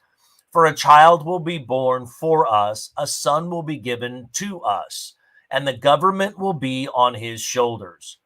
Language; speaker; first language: English; native; English